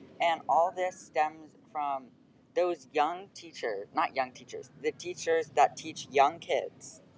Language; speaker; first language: English; native; English